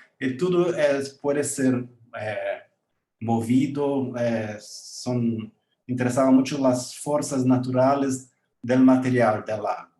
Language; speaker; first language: Spanish; non-native, learner; Portuguese